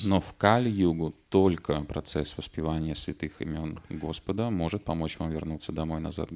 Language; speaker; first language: Russian; native; Russian